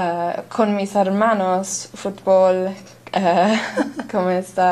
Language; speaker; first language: Spanish; non-native, learner; English